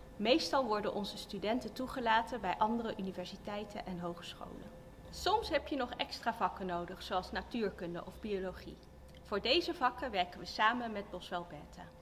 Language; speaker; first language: Dutch; native; Dutch